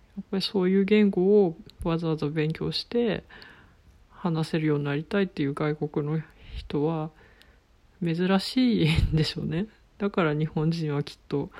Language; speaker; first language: Japanese; native; Japanese